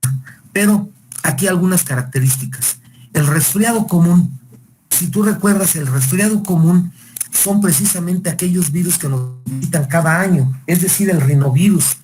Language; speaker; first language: Spanish; native; Spanish